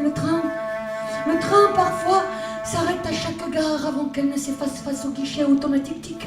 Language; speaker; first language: French; native; French